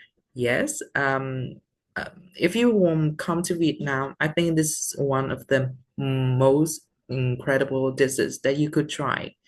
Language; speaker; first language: English; non-native, learner; Vietnamese